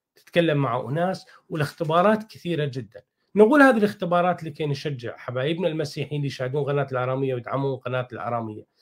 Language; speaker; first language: Arabic; non-native, fluent; Persian